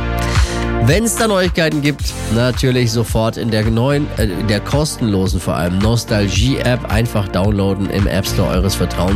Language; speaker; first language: German; native; German